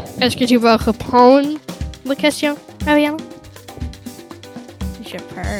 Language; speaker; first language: French; non-native, local second language; English